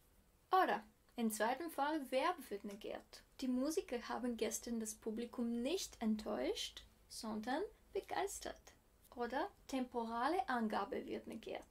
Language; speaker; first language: German; non-native, fluent; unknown